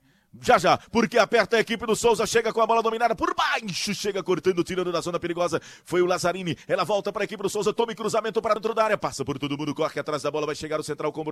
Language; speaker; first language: Portuguese; native; Portuguese